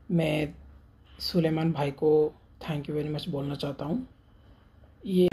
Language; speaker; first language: Hindi; non-native, local second language; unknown